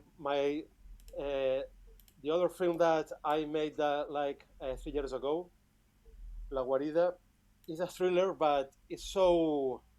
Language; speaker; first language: English; non-native, fluent; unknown